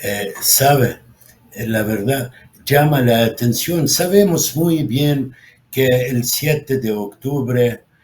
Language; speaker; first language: Spanish; non-native, fluent; Arabic